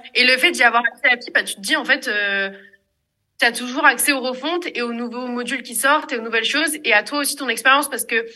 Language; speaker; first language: French; native; French